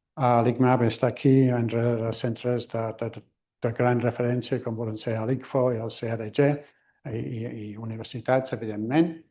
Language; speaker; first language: Catalan; non-native, fluent; English